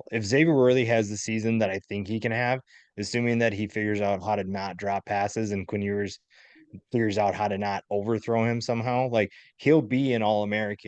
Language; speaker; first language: English; native; English